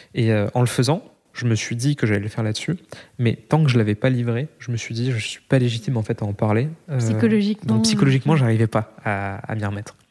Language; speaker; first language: French; native; French